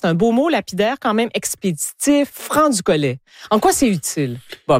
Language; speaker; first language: French; native; French